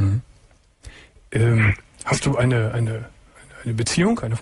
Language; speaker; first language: German; native; German